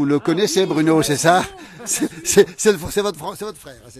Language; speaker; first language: French; native; French